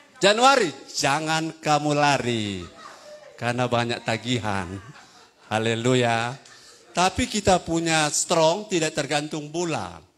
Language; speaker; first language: Indonesian; native; Indonesian